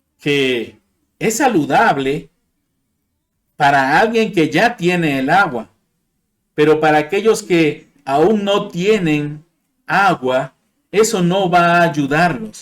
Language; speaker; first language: Spanish; non-native, fluent; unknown